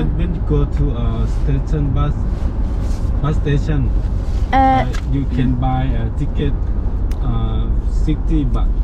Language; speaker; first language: English; non-native, learner; Thai